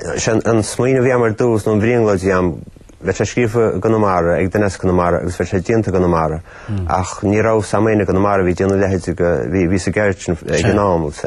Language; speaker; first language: Irish; native; Irish